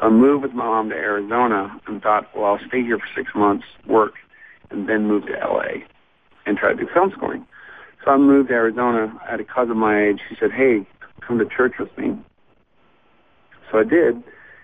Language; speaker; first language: English; native; English